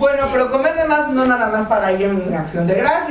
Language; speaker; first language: Spanish; native; Spanish